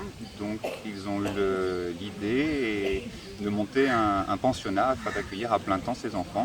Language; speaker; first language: French; native; French